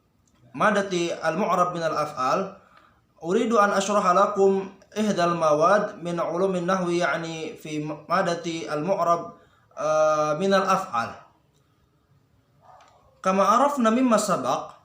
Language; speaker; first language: Arabic; non-native, learner; Indonesian